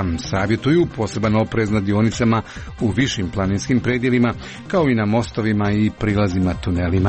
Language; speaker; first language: Croatian; native; Croatian